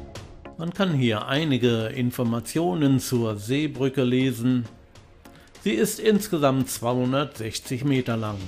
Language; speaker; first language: German; native; German